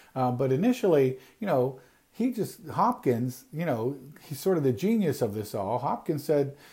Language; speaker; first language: English; native; English